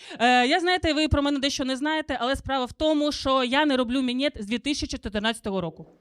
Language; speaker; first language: Ukrainian; non-native, local second language; Russian